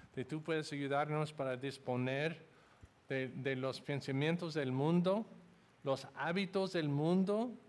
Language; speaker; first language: Spanish; non-native, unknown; English